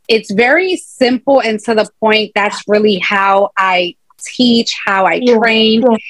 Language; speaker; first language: English; native; English